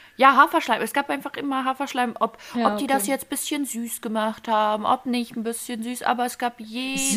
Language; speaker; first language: German; early bilingual, other home language; Ukrainian